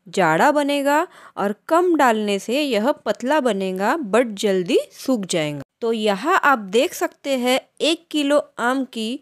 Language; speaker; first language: Hindi; non-native, local second language; Marathi